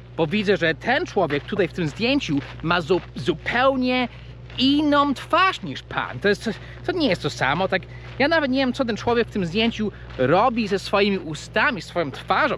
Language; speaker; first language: Polish; non-native, fluent; English